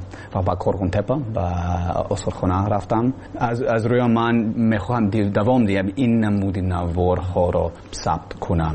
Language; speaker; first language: Persian; non-native, learner; English